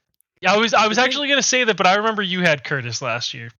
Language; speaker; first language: English; native; English